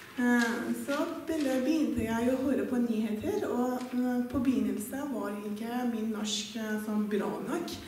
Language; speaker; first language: Norwegian; non-native, fluent; Persian